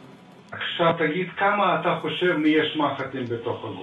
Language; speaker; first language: Hebrew; non-native, fluent; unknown